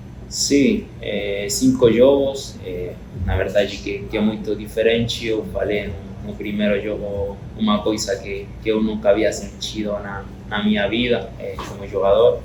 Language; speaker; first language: Portuguese; non-native, learner; Spanish